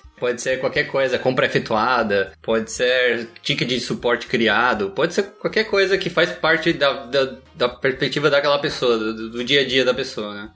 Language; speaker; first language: Portuguese; non-native, fluent; Spanish